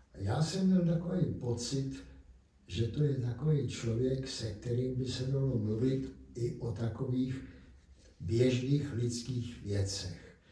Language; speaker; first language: Czech; native; Czech